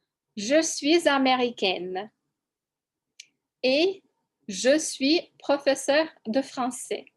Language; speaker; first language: French; non-native, fluent; English